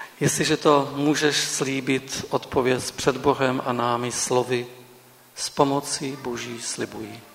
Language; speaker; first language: Czech; native; Czech